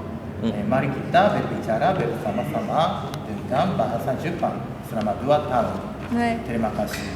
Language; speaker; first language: Indonesian; non-native, learner; Japanese